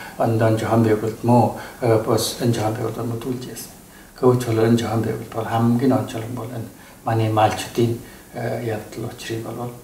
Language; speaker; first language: Mongolian; native; Mongolian